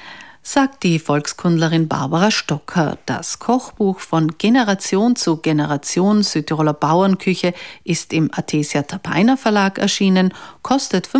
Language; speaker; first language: German; native; German